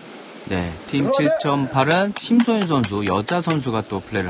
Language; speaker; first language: Korean; native; Korean